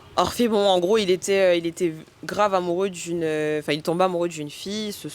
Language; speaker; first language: French; early bilingual, other home language; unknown